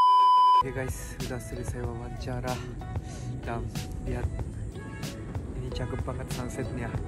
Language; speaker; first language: Indonesian; non-native, fluent; Japanese